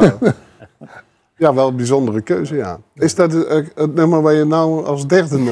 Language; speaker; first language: Dutch; native; Dutch